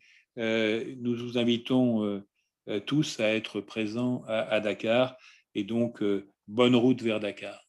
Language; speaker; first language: French; native; French